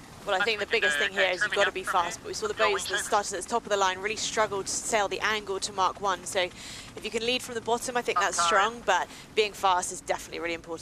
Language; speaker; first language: English; native; English